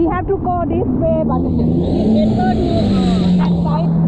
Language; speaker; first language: English; non-native, learner; Thai